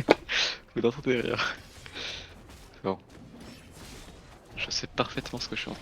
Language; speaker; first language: French; native; French